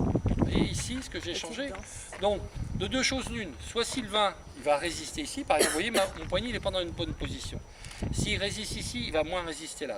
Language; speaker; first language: French; native; French